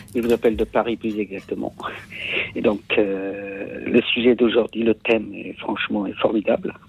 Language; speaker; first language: French; non-native, local second language; Kabyle